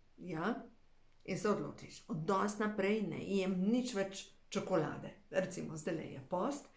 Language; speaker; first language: Slovenian; native; Slovenian